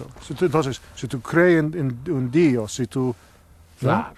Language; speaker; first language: Spanish; non-native, learner; English